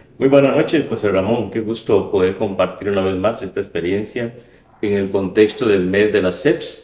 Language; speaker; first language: Spanish; native; Spanish